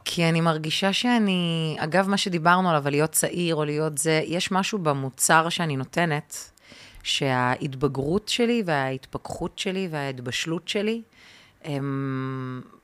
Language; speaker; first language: Hebrew; early bilingual, other home language; Russian